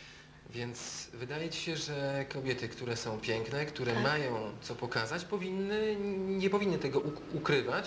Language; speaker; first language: Polish; native; Polish